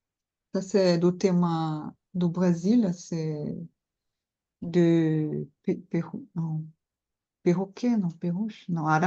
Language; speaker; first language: French; non-native, learner; Portuguese